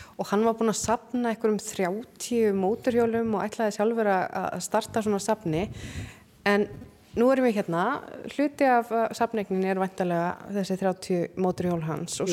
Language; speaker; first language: Icelandic; native; Icelandic